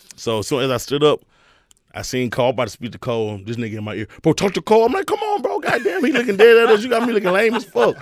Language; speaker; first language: English; native; English